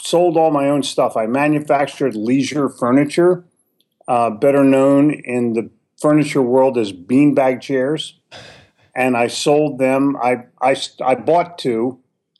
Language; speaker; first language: English; native; English